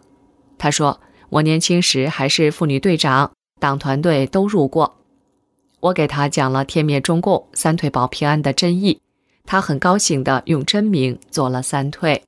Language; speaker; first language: Chinese; native; Chinese